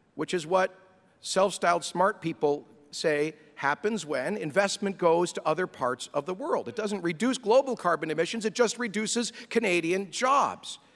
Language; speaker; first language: English; native; English